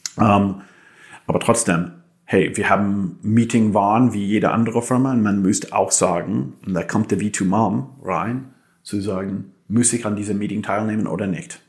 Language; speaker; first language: German; non-native, fluent; English